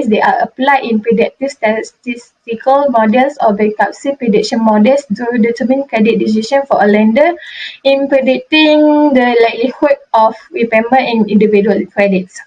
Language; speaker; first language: English; non-native, local second language; Malay